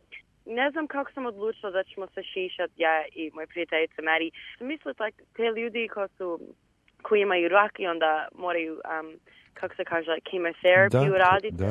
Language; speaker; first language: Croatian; early bilingual, heritage; Bosnian